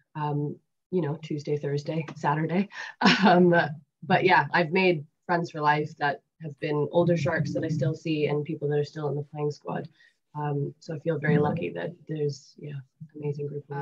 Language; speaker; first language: English; native; English